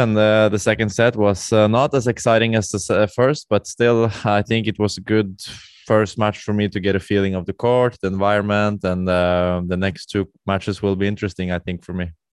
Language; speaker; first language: English; non-native, fluent; Norwegian